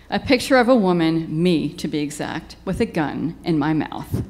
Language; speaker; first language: English; native; English